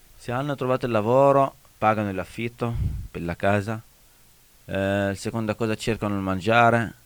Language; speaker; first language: Italian; non-native, learner; Arabic